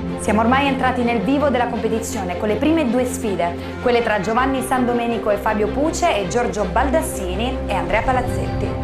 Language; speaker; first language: Italian; native; Italian